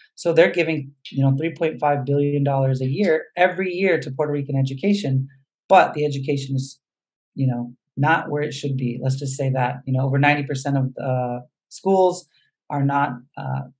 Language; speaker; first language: English; native; English